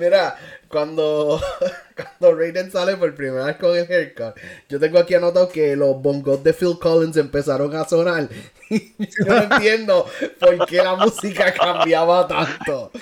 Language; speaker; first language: Spanish; early bilingual, heritage; Spanish